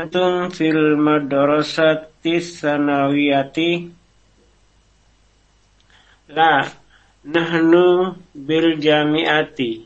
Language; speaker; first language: Arabic; non-native, learner; Indonesian